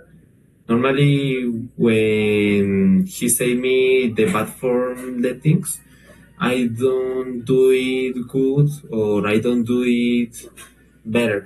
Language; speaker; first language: English; non-native, learner; Spanish